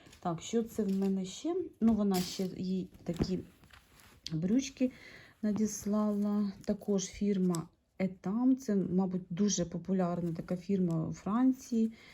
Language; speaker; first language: Ukrainian; non-native, local second language; Russian